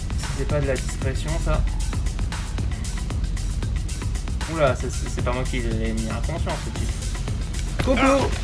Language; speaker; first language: French; native; French